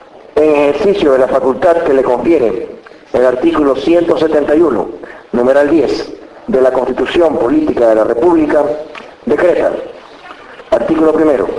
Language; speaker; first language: Spanish; native; Spanish